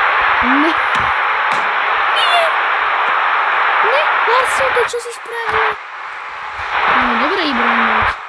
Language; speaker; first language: Slovak; native; Slovak